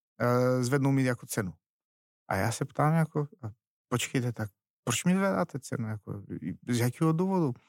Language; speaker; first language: Czech; non-native, fluent; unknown